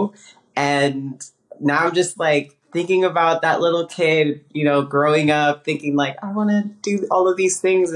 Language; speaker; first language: English; early bilingual, other home language; Spanish